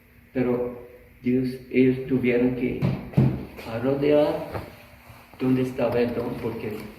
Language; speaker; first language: Spanish; non-native, fluent; Portuguese